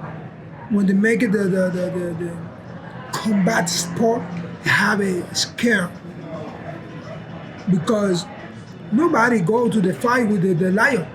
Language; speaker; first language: English; non-native, learner; Spanish